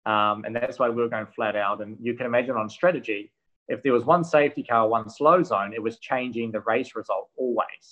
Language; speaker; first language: English; native; English